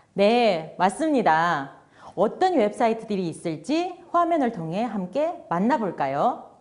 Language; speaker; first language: Korean; non-native, fluent; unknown